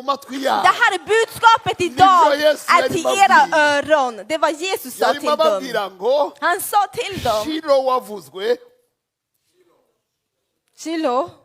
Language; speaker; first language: Swedish; non-native, fluent; Kinyarwanda